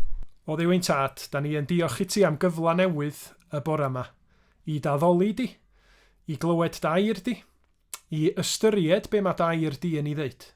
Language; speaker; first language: Welsh; native; Welsh